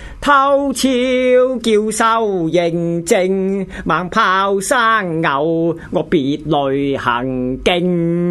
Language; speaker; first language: Chinese; non-native, local second language; Cantonese